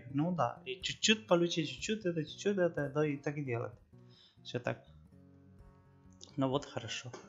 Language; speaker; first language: Russian; non-native, learner; Spanish